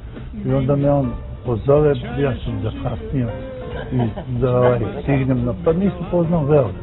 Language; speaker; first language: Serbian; non-native, local second language; Romany